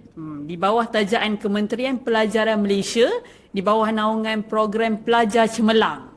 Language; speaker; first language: Malay; native; Malay